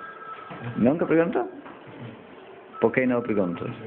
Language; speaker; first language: Spanish; non-native, learner; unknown